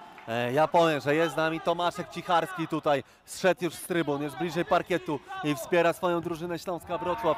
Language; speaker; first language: Polish; native; Polish